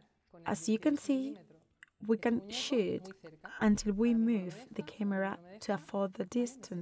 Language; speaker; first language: English; non-native, fluent; Spanish